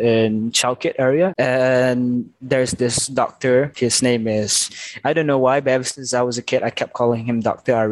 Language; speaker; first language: English; non-native, local second language; Malay